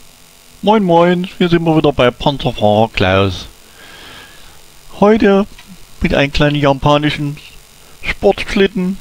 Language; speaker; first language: German; native; German